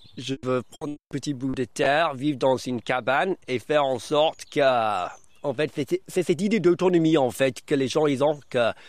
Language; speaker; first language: French; non-native, fluent; English